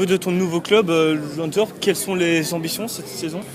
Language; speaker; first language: French; native; French